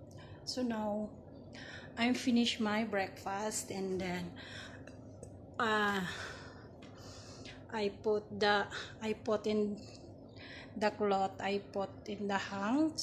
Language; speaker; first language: English; non-native, learner; Filipino